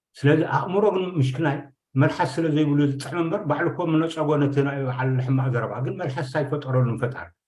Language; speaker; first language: Tigrinya; native; Tigrinya